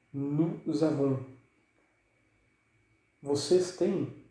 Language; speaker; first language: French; non-native, fluent; Portuguese